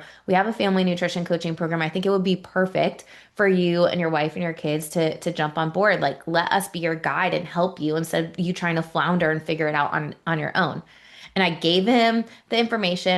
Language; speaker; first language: English; native; English